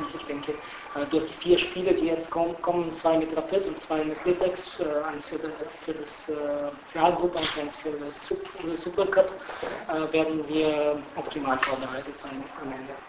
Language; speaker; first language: German; non-native, fluent; Bulgarian